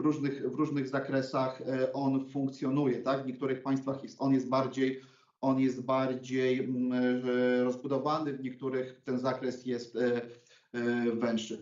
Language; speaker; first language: Polish; native; Polish